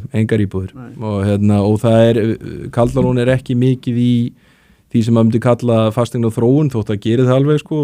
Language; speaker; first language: Icelandic; native; Icelandic